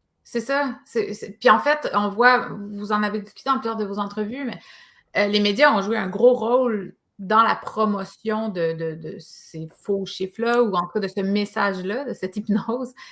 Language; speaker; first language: French; native; French